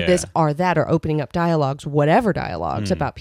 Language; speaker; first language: English; native; English